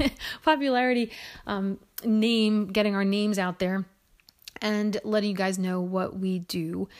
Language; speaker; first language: English; native; English